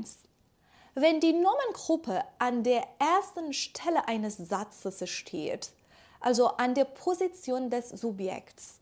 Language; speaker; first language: German; native; German